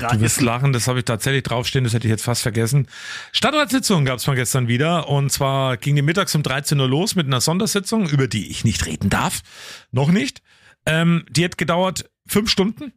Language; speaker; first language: German; native; German